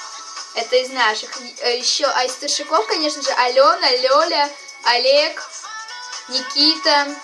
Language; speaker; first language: Russian; native; Russian